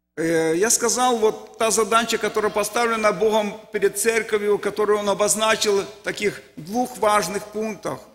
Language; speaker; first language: Russian; native; Russian